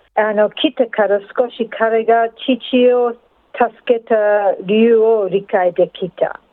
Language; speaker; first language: Japanese; non-native, learner; English